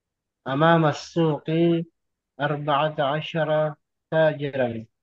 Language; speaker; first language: Arabic; non-native, learner; Indonesian